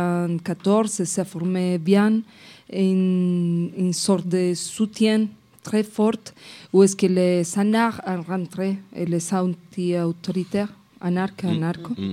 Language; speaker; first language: French; non-native, fluent; Spanish